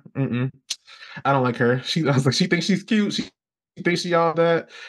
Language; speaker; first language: English; native; English